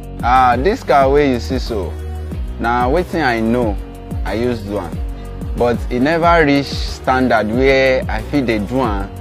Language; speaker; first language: Nigerian Pidgin; non-native, local second language; Yoruba